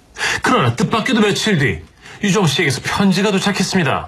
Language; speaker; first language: Korean; native; Korean